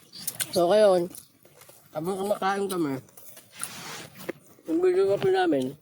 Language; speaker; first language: Filipino; non-native, local second language; Cebuano